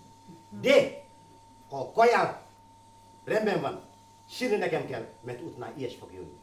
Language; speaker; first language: Hungarian; non-native, fluent; Wolof